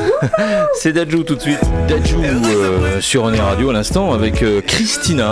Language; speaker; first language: French; native; French